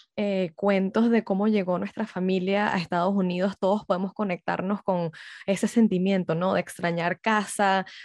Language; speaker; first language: Spanish; early bilingual, heritage; Spanish